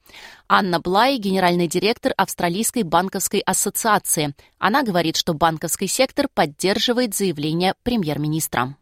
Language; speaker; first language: Russian; native; Russian